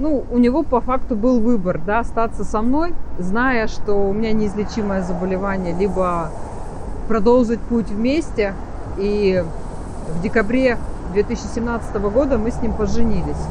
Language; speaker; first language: Russian; native; Russian